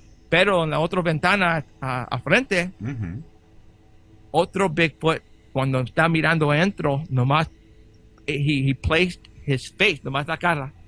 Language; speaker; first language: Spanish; early bilingual, heritage; Spanish